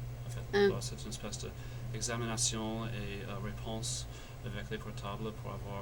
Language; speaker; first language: French; non-native, fluent; English